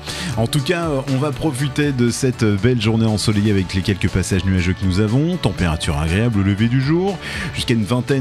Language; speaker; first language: French; native; French